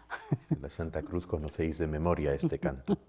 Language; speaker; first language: Spanish; native; Spanish